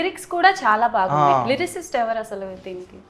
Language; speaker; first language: Telugu; native; Telugu